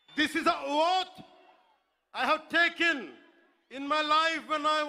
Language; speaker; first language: English; non-native, local second language; Telugu